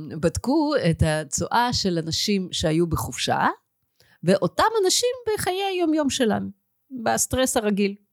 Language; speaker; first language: Hebrew; native; Hebrew